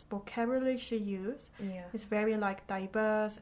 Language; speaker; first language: English; non-native, fluent; Korean